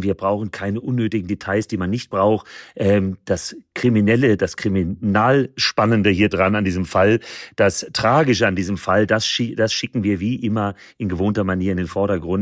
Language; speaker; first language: German; native; German